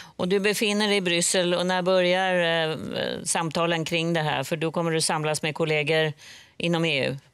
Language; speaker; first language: Swedish; native; Swedish